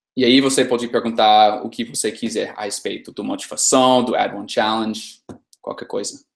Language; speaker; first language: Portuguese; non-native, fluent; English